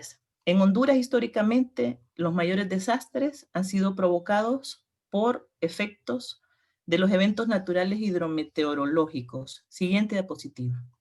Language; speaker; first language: Spanish; native; Spanish